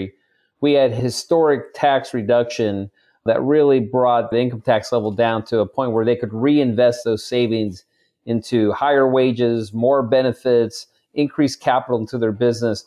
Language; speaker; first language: English; native; English